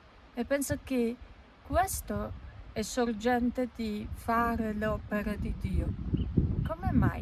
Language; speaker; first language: Italian; non-native, learner; Polish